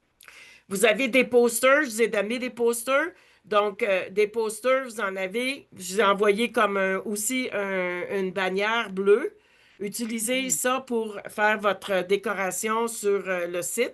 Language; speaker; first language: French; native; French